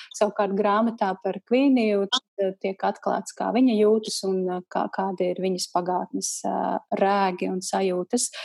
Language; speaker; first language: Latvian; native; Latvian